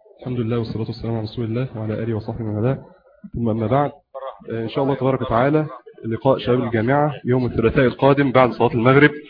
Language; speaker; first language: Arabic; native; Arabic